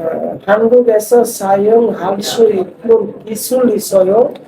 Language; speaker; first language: Korean; non-native, fluent; Bangla